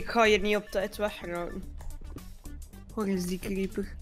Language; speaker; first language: Dutch; native; Dutch